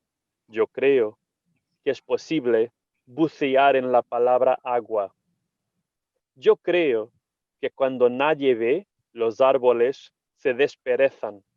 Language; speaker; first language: Spanish; non-native, fluent; Portuguese